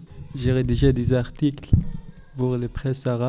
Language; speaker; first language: French; non-native, learner; Arabic